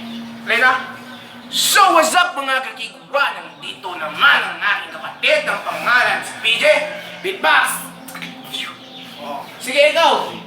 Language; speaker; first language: Filipino; non-native, local second language; Cebuano